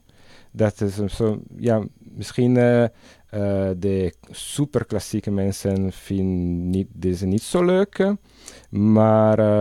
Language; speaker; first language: Dutch; non-native, learner; Italian